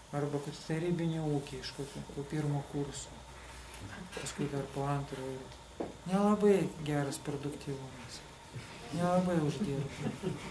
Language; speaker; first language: Lithuanian; non-native, local second language; Russian